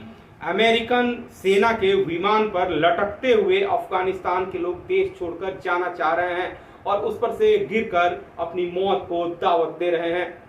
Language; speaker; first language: Hindi; native; Hindi